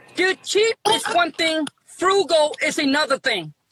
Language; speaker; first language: English; early bilingual, other home language; Vietnamese